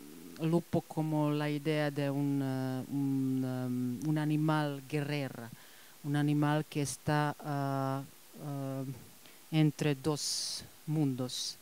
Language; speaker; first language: Spanish; non-native, fluent; Serbian